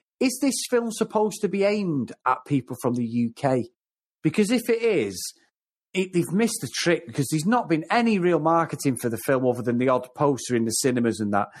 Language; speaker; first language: English; native; English